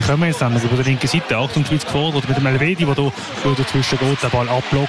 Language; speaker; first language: German; native; German